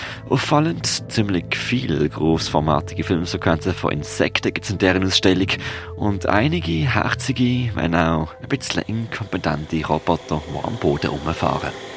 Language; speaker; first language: German; native; German